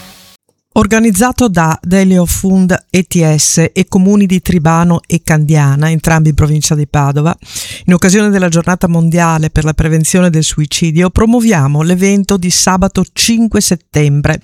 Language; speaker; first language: Italian; native; Italian